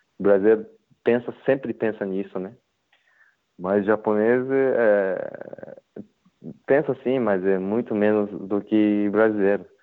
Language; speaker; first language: Portuguese; non-native, learner; Japanese